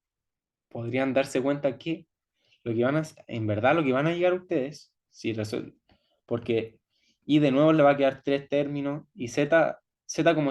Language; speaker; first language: Spanish; native; Spanish